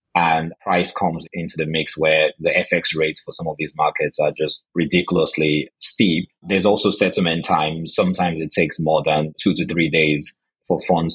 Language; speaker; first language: English; non-native, local second language; Yoruba